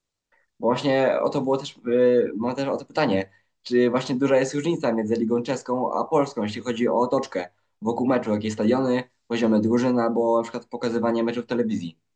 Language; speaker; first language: Polish; native; Polish